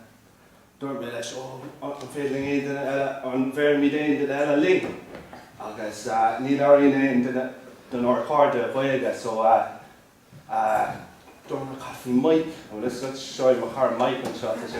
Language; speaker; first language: Irish; non-native, local second language; English